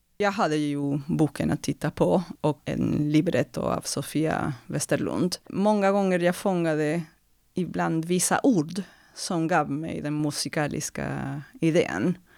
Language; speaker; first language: Swedish; non-native, fluent; Spanish